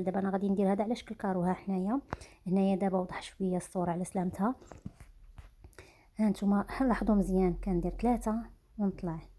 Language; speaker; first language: Arabic; native; Arabic